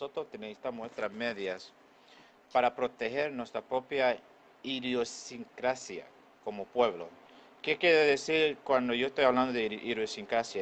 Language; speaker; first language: Spanish; non-native, local second language; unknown